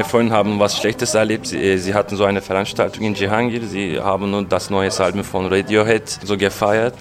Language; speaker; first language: German; non-native, fluent; Turkish